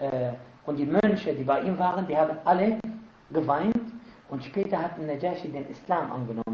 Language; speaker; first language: German; non-native, fluent; Arabic